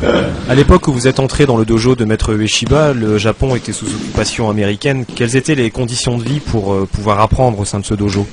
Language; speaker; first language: French; native; French